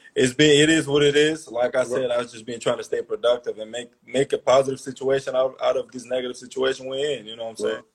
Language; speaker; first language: English; early bilingual, other home language; Portuguese